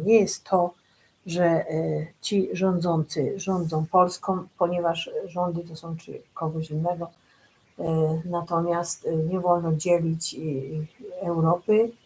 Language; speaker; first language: Polish; native; Polish